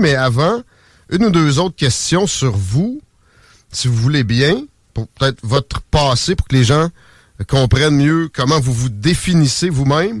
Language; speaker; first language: French; native; French